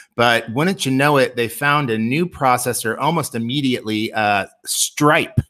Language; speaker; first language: English; native; English